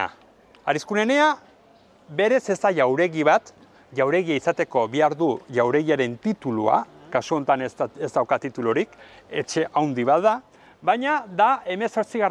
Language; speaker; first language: Basque; native; Basque